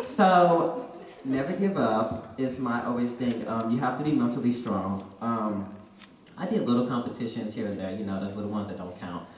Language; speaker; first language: English; native; English